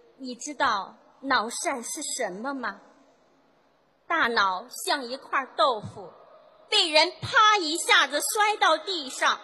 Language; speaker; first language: Chinese; native; Chinese